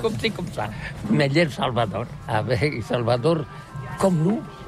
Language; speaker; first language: French; non-native, local second language; Catalan